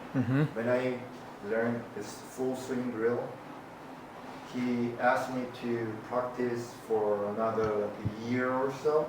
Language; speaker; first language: English; non-native, fluent; Korean